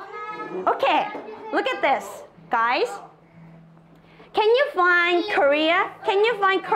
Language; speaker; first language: English; non-native, fluent; Korean